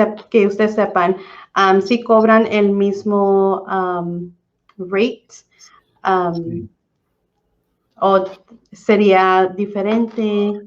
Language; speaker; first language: Spanish; early bilingual, heritage; Spanish